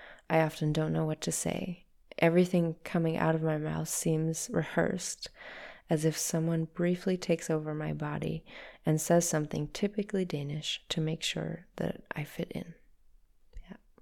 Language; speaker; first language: English; early bilingual, other home language; Danish